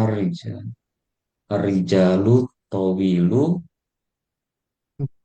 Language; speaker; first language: Arabic; non-native, learner; Indonesian